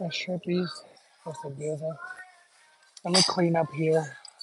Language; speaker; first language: English; early bilingual, other home language; Spanish